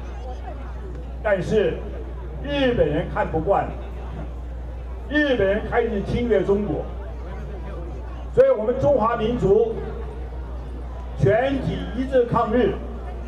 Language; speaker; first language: Chinese; native; Chinese